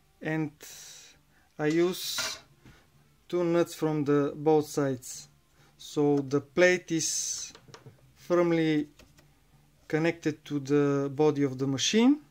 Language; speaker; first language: English; non-native, learner; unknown